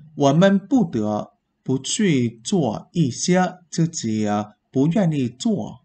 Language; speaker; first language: Chinese; non-native, fluent; Vietnamese